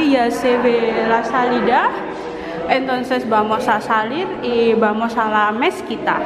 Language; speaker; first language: Spanish; non-native, learner; Indonesian